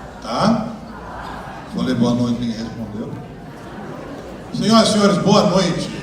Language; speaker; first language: Portuguese; native; Portuguese